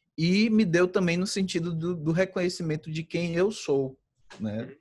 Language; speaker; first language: Portuguese; native; Portuguese